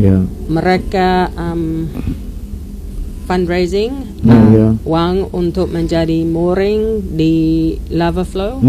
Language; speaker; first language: Indonesian; non-native, learner; English